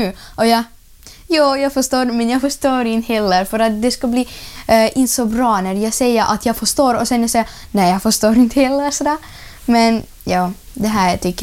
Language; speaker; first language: Swedish; early bilingual, other home language; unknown